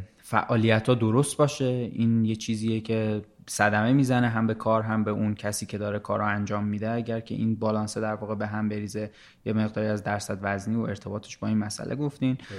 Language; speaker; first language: Persian; native; Persian